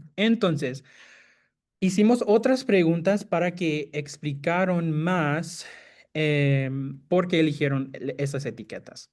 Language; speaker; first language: Spanish; non-native, fluent; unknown